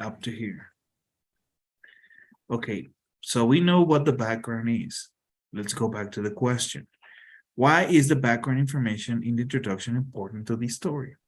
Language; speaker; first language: English; non-native, fluent; Spanish